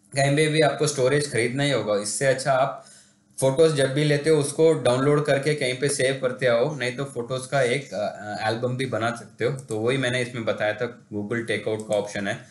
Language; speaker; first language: Hindi; non-native, local second language; Tamil